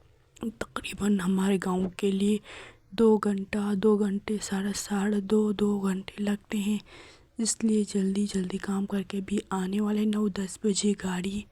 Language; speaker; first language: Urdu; non-native, local second language; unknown